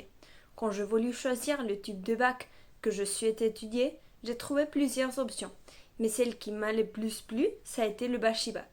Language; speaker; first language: French; non-native, fluent; Spanish